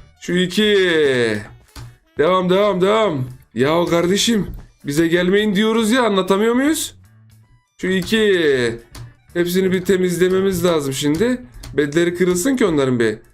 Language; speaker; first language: Turkish; native; Turkish